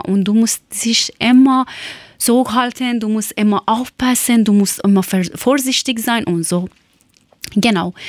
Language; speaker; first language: German; non-native, learner; Persian